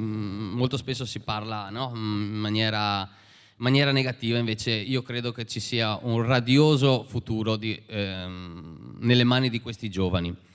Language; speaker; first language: Italian; native; Italian